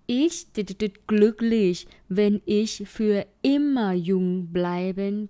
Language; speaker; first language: German; non-native, fluent; Thai